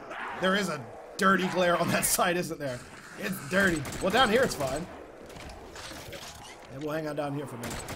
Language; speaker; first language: English; native; English